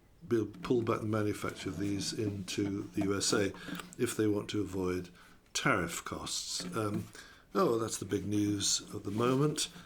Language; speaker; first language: English; native; English